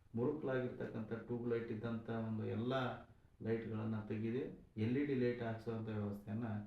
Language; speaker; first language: Kannada; native; Kannada